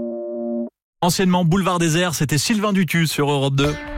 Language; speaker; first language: French; native; French